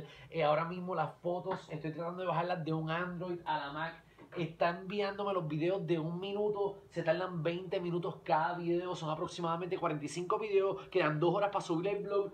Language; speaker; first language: Spanish; native; Spanish